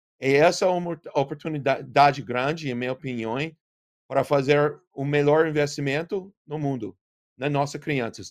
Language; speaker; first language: Portuguese; non-native, learner; English